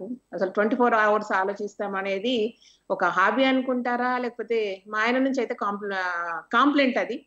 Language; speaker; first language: Telugu; native; Telugu